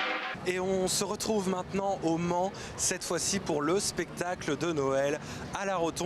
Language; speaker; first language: French; native; French